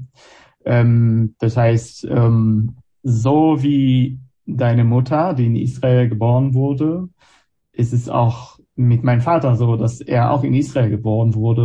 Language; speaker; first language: German; non-native, fluent; Hebrew